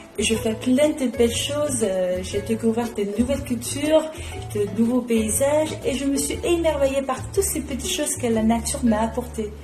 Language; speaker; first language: French; non-native, fluent; Chinese